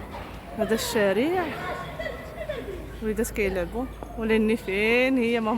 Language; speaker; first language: Arabic; native; Arabic